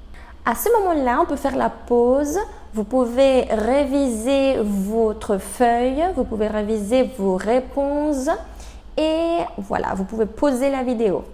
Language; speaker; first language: French; non-native, fluent; Spanish